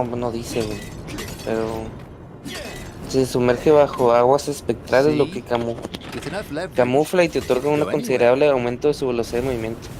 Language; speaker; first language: Spanish; native; Spanish